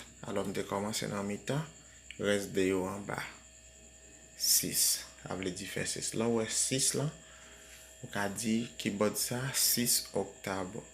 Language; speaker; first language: French; non-native, learner; Haitian Creole